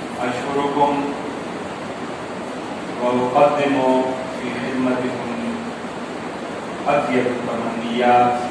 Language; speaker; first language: Arabic; non-native, learner; Urdu